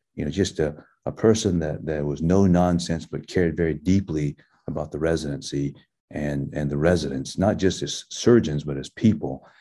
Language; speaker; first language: English; early bilingual, other home language; Min Nan Chinese